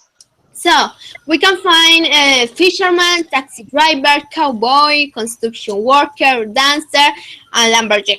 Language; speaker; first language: English; non-native, fluent; Spanish